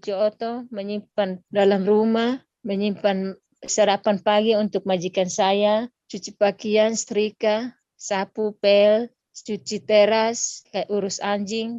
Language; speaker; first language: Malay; non-native, local second language; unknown